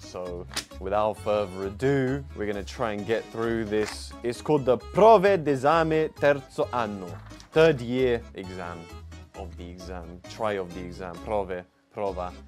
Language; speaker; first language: English; native; English